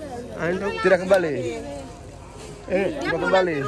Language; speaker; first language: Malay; non-native, local second language; Javanese